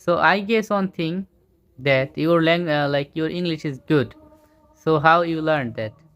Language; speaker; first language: English; non-native, fluent; Bangla